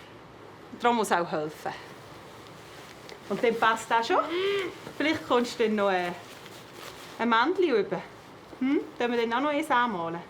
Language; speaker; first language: German; native; German